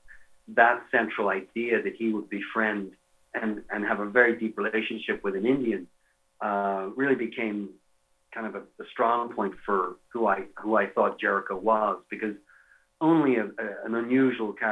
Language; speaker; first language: English; native; English